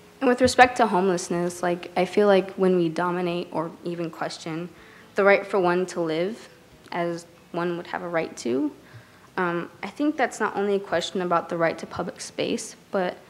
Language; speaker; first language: English; native; English